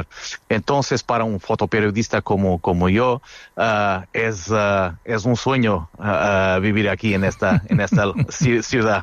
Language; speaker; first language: Spanish; non-native, fluent; Portuguese